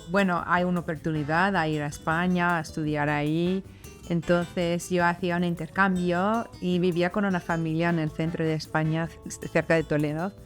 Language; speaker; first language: Spanish; non-native, fluent; English